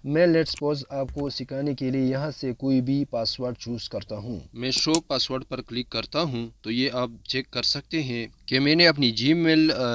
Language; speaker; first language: Urdu; non-native, local second language; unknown